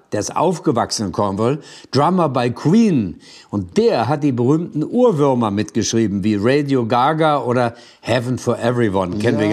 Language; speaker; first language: German; native; German